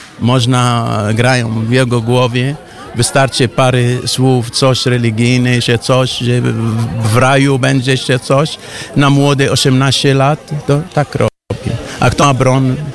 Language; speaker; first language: Polish; non-native, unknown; Arabic